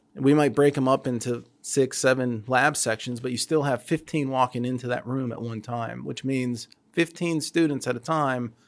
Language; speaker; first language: English; native; English